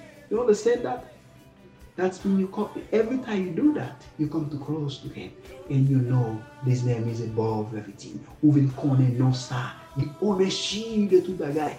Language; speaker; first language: English; non-native, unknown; Haitian Creole